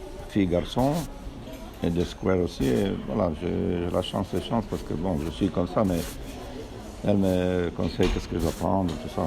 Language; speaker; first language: French; non-native, fluent; Romanian